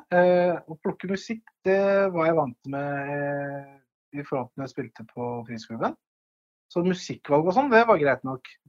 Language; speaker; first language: Norwegian; native; Norwegian